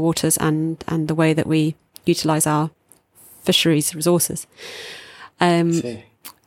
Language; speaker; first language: English; native; English